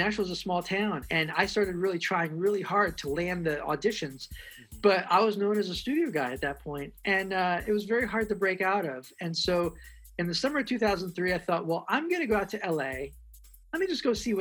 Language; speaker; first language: English; native; English